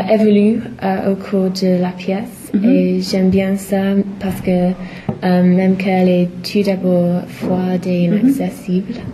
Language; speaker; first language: French; non-native, learner; English